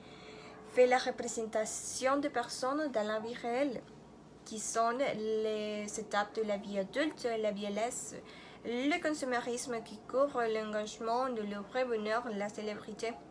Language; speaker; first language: French; non-native, learner; Spanish